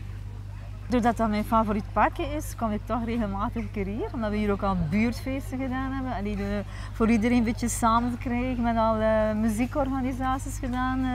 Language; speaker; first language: Dutch; early bilingual, other home language; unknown